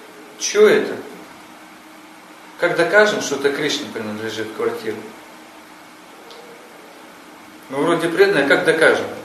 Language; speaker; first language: Russian; native; Russian